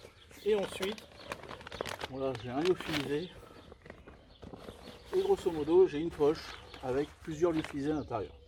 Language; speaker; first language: French; native; French